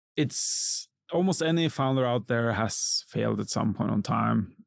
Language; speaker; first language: English; non-native, fluent; Norwegian